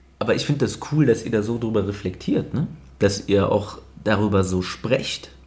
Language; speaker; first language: German; native; German